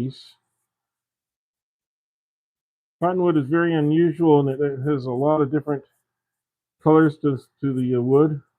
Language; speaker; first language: English; native; English